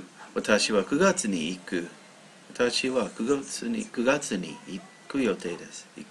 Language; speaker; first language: Japanese; non-native, learner; English